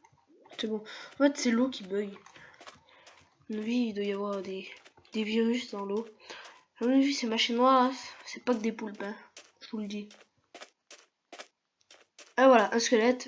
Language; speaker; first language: French; native; French